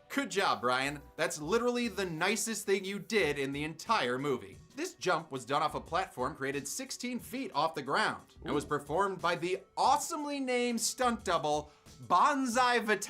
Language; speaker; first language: English; native; English